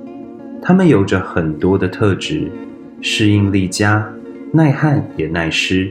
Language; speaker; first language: Chinese; native; Chinese